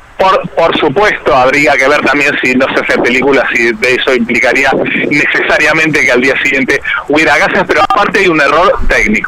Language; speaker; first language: Spanish; native; Spanish